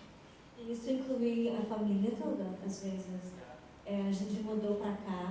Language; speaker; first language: Portuguese; non-native, fluent; English